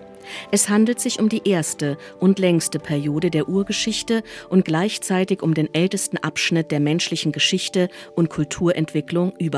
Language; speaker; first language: German; native; German